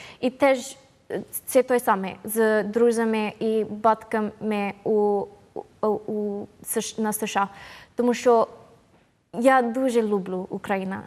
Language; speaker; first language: Ukrainian; non-native, learner; English